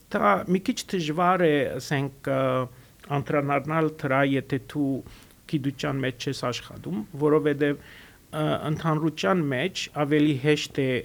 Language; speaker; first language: Armenian; early bilingual, heritage; Armenian